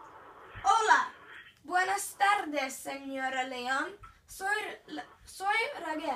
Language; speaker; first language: Spanish; non-native, learner; English